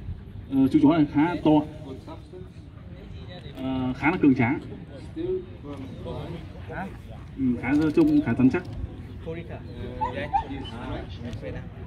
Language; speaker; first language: Vietnamese; native; Vietnamese